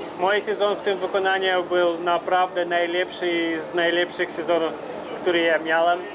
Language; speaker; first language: Polish; non-native, fluent; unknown